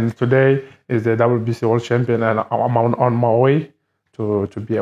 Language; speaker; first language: English; non-native, learner; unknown